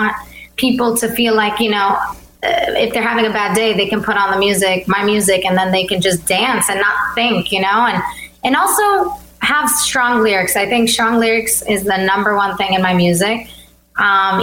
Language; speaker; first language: English; early bilingual, other home language; Albanian